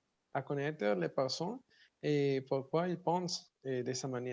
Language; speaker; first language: French; non-native, learner; Spanish